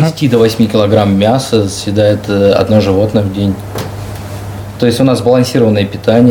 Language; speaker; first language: Russian; native; Russian